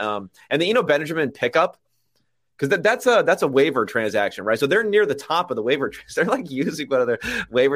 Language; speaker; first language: English; native; English